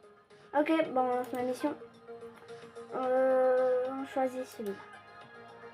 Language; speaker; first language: French; early bilingual, other home language; Polish